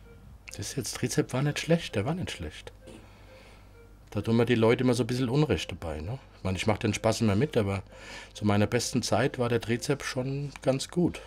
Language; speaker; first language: German; native; German